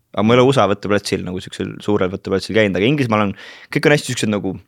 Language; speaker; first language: Estonian; native; Estonian